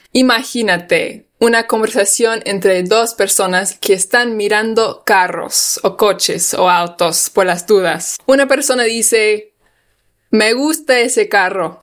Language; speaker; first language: Spanish; non-native, fluent; English